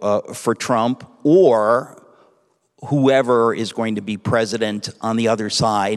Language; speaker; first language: English; native; English